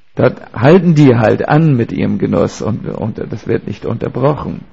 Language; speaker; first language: German; native; German